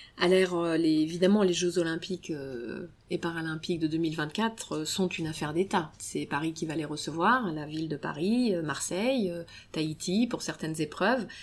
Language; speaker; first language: French; early bilingual, other home language; Romanian